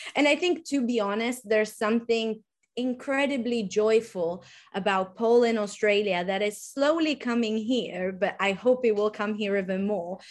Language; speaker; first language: English; non-native, fluent; Italian